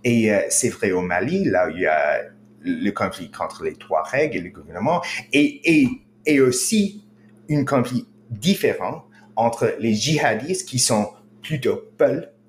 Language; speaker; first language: French; non-native, fluent; English